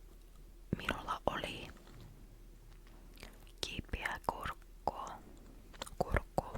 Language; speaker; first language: Finnish; non-native, learner; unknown